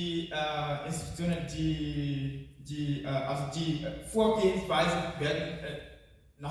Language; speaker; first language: German; non-native, fluent; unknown